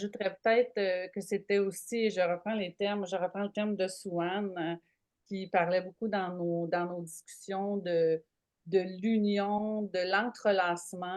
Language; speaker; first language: French; native; French